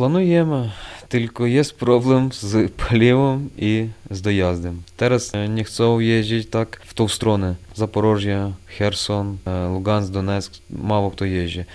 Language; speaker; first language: Polish; non-native, learner; Ukrainian